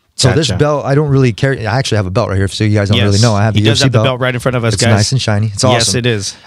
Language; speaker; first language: English; native; English